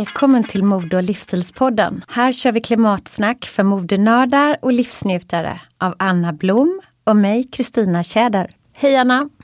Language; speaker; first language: Swedish; native; Swedish